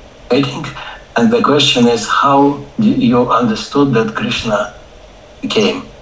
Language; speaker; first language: English; non-native, learner; Russian